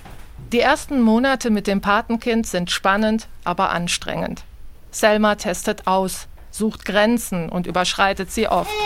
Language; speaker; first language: German; native; German